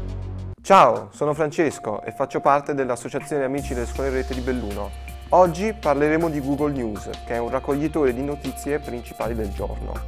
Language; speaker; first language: Italian; native; Italian